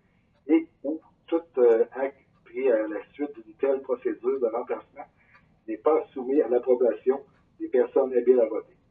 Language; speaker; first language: French; native; French